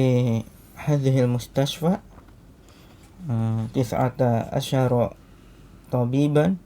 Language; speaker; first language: Arabic; non-native, learner; Indonesian